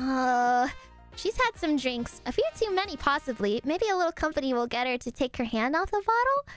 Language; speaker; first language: English; native; English